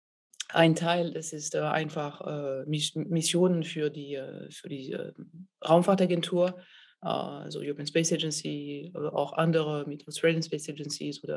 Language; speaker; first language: German; non-native, fluent; French